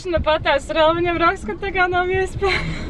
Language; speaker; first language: Latvian; native; Latvian